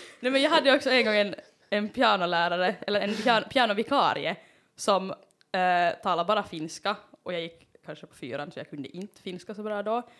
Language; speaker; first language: Swedish; native; Swedish